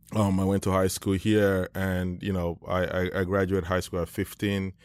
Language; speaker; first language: English; non-native, local second language; Yoruba